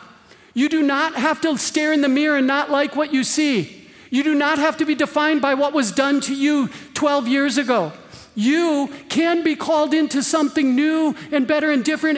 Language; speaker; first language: English; native; English